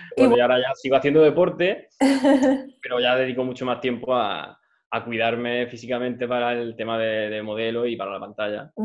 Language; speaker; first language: Spanish; native; Spanish